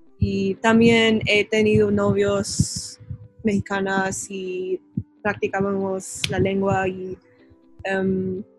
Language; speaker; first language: Spanish; non-native, learner; English